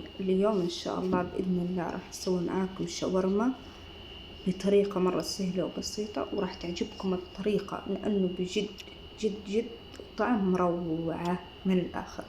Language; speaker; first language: Arabic; native; Arabic